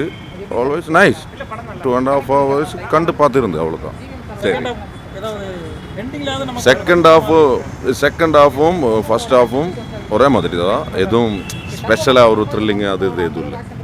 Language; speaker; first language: Tamil; non-native, local second language; Malayalam